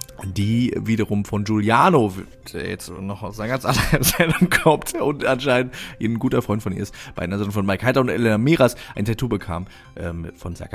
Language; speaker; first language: German; native; German